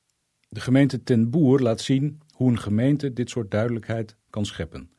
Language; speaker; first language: Dutch; native; Dutch